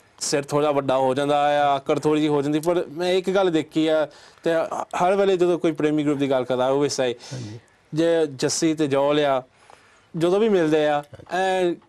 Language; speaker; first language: Punjabi; early bilingual, heritage; Punjabi